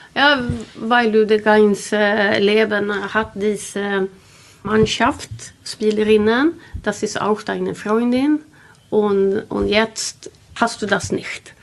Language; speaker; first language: German; non-native, learner; Swedish